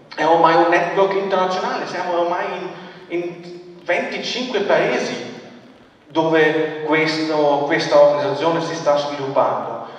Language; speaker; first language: Italian; non-native, local second language; German